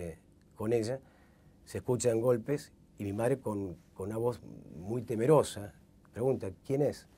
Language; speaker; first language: Spanish; native; Spanish